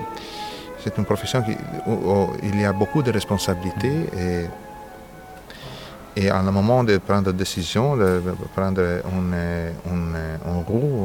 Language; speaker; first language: French; non-native, fluent; Italian